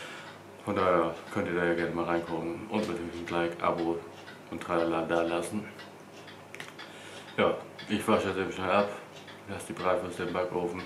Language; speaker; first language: German; native; German